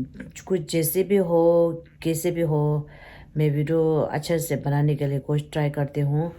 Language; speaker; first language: Hindi; non-native, local second language; Tibetan